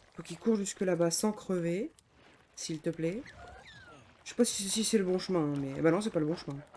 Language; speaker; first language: French; native; French